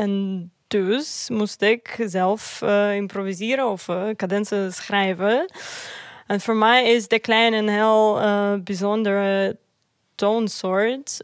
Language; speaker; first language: Dutch; non-native, fluent; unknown